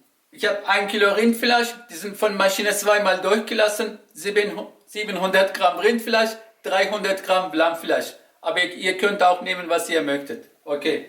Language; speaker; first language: German; non-native, learner; Turkish